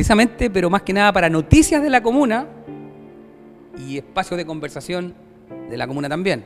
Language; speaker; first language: Spanish; native; Spanish